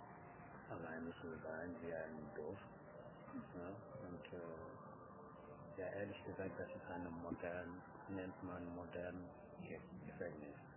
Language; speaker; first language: German; non-native, learner; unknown